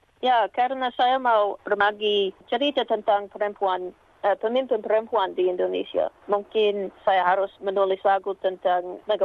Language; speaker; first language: Indonesian; non-native, learner; English